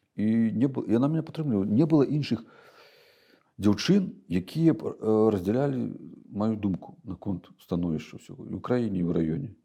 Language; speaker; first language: Belarusian; native; Belarusian